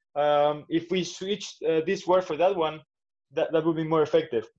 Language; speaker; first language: English; non-native, fluent; Spanish